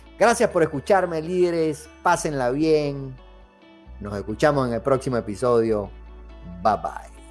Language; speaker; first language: Spanish; native; Spanish